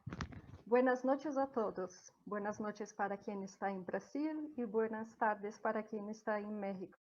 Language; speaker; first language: Spanish; non-native, fluent; Portuguese